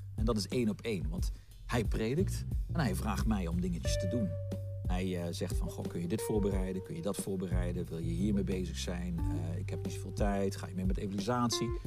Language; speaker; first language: Dutch; native; Dutch